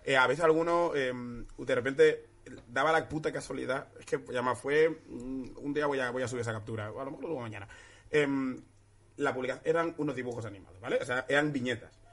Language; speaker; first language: Spanish; early bilingual, other home language; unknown